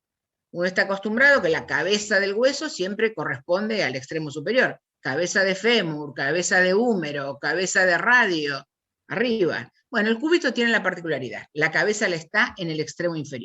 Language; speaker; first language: Spanish; native; Spanish